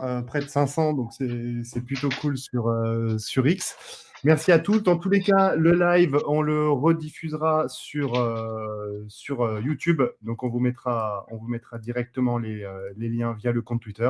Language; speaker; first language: French; native; French